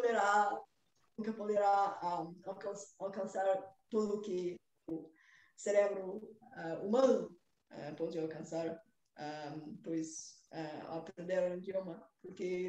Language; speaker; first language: Portuguese; non-native, fluent; Bulgarian